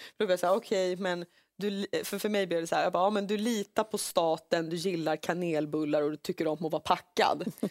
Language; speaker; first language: Swedish; native; Swedish